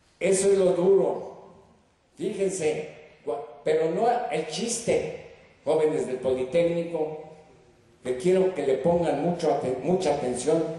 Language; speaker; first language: Spanish; native; Spanish